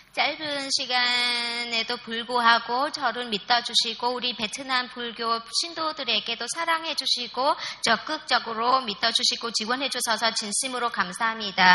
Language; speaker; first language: Korean; non-native, fluent; Vietnamese